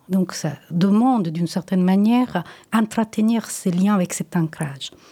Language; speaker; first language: French; non-native, fluent; Italian